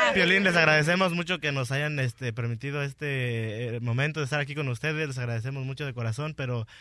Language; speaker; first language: Spanish; native; Spanish